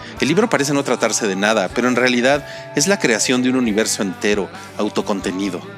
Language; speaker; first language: Spanish; native; Spanish